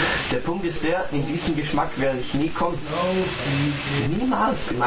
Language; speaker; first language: German; native; German